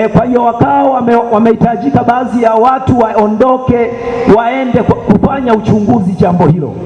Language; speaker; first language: Swahili; native; Swahili